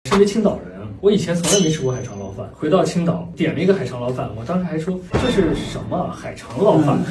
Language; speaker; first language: Chinese; native; Chinese